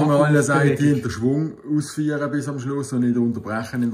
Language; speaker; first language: German; native; German